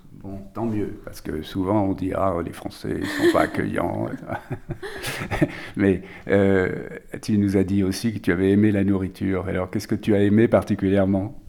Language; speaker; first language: French; native; French